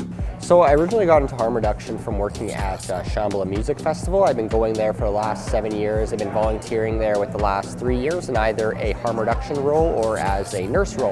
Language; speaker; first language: English; native; English